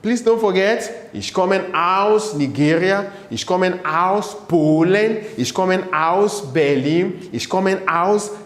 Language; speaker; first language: German; non-native, fluent; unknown